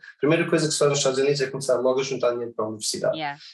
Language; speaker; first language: Portuguese; early bilingual, other home language; English